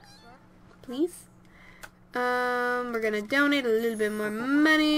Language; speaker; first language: English; native; English